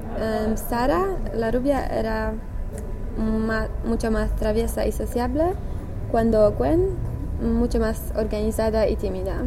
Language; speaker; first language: Spanish; non-native, learner; English